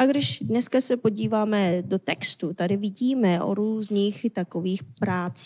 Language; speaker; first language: Czech; non-native, fluent; Korean